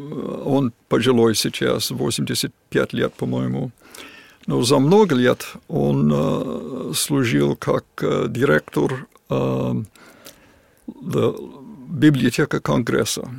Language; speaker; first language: Russian; non-native, fluent; English